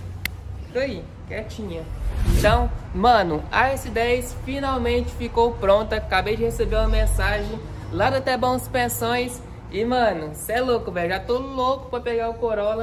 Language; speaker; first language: Portuguese; native; Portuguese